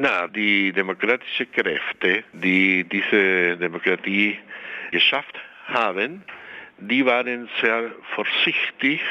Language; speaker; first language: German; non-native, fluent; Spanish